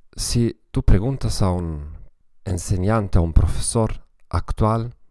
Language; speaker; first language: Spanish; non-native, fluent; German